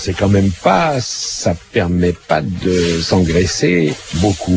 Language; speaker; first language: French; native; French